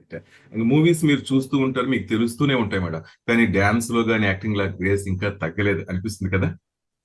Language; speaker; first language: Telugu; native; Telugu